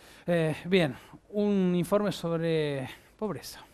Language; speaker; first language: Spanish; native; Spanish